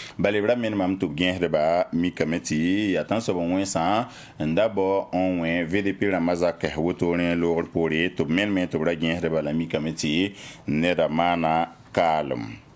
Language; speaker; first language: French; non-native, local second language; Mossi